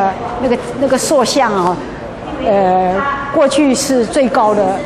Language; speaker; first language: Chinese; native; Chinese